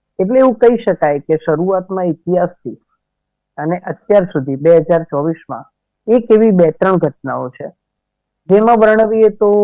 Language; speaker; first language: Gujarati; native; Gujarati